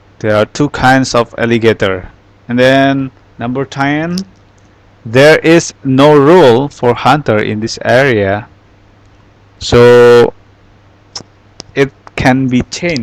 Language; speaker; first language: English; non-native, learner; Indonesian